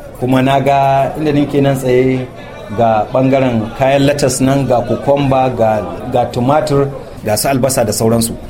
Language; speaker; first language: Hausa; native; Hausa